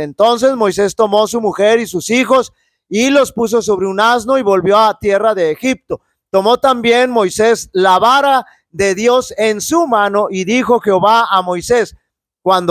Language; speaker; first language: Spanish; native; Spanish